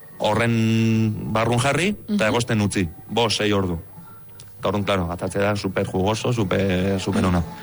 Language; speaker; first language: Basque; early bilingual, other home language; Romanian